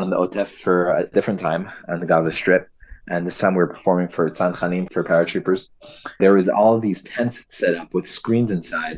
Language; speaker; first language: English; native; English